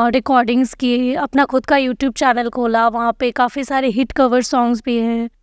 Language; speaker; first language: Hindi; non-native, local second language; Bangla